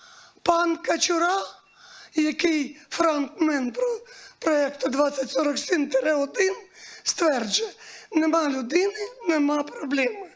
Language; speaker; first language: Ukrainian; native; Ukrainian